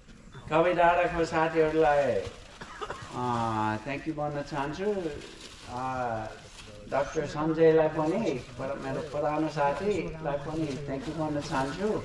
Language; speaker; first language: Nepali; non-native, fluent; English